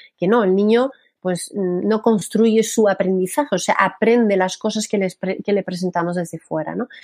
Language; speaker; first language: Spanish; non-native, fluent; French